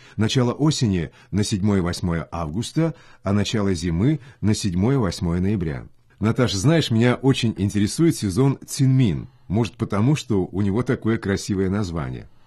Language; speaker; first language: Russian; non-native, fluent; Chinese